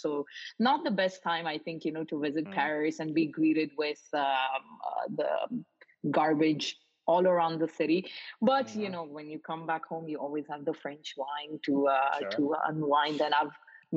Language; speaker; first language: English; non-native, local second language; Marathi